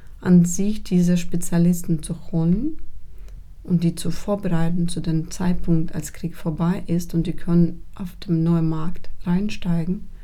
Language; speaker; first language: German; non-native, fluent; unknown